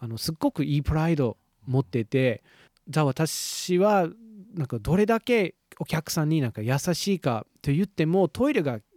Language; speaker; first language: Japanese; non-native, fluent; English